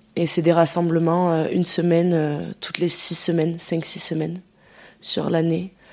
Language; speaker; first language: French; early bilingual, other home language; Dutch